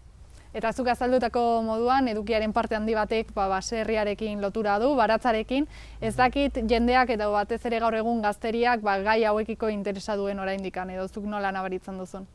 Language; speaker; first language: Basque; native; Basque